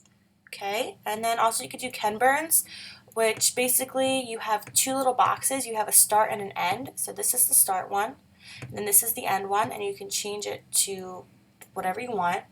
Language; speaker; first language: English; native; English